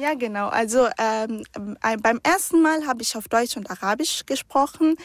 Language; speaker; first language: German; early bilingual, other home language; Arabic